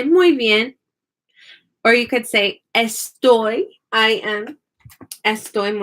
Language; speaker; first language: Spanish; non-native, fluent; English